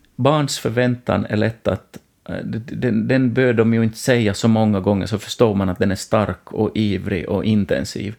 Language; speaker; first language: Swedish; native; Swedish